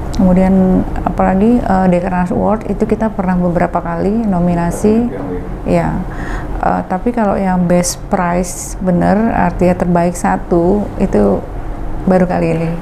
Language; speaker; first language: Indonesian; native; Indonesian